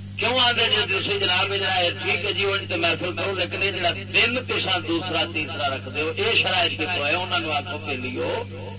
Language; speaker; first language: Urdu; non-native, local second language; Punjabi